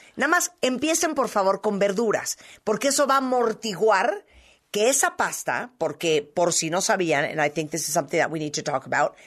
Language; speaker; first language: Spanish; native; Spanish